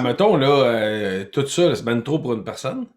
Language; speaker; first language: French; native; French